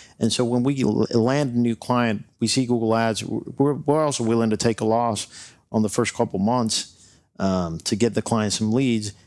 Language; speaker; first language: English; non-native, local second language; Spanish